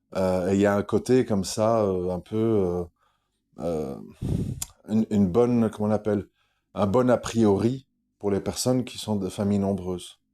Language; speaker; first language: French; native; French